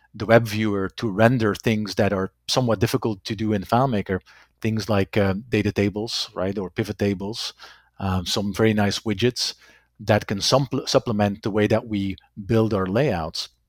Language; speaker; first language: English; non-native, fluent; Dutch